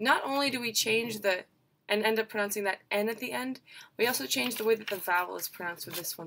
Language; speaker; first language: English; native; English